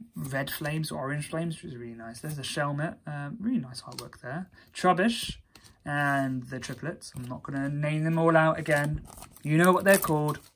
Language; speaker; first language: English; native; English